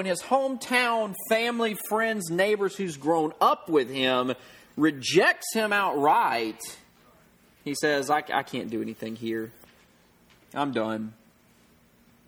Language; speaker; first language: English; native; English